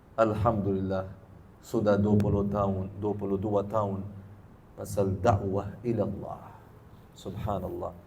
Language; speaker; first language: Malay; non-native, learner; Arabic